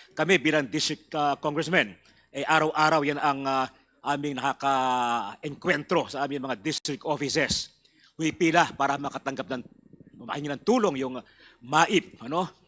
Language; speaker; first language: Filipino; native; Filipino